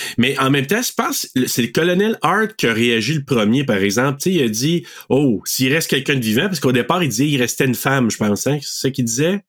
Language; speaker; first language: French; native; French